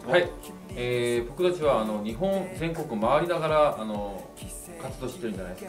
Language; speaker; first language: Japanese; native; Japanese